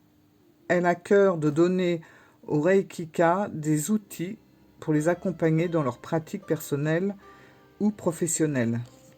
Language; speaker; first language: French; native; French